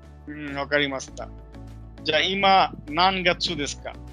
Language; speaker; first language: Japanese; non-native, fluent; Bangla